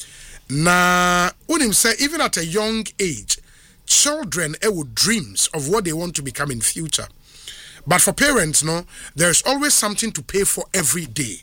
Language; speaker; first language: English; non-native, local second language; Akan